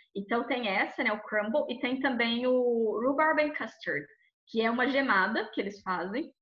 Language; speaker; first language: Portuguese; native; Portuguese